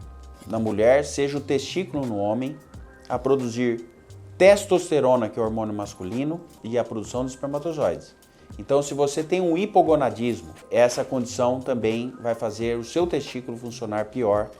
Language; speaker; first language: Portuguese; native; Portuguese